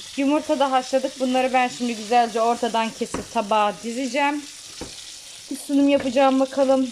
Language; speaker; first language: Turkish; early bilingual, heritage; Turkish